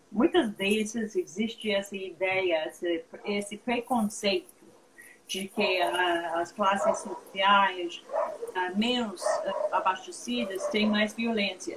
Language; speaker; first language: Portuguese; non-native, fluent; English